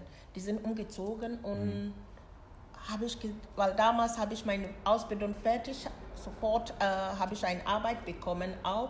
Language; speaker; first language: German; non-native, learner; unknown